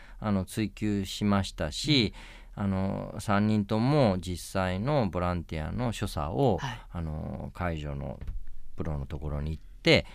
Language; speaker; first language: Japanese; native; Japanese